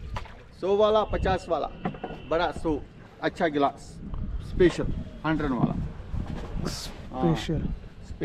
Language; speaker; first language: Hindi; non-native, local second language; Kashmiri